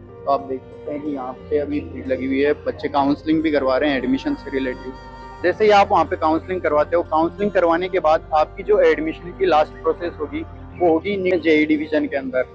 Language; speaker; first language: Hindi; native; Hindi